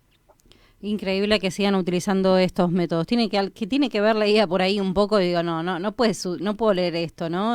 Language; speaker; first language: Spanish; native; Spanish